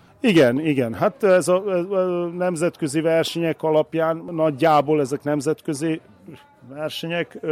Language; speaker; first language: Hungarian; native; Hungarian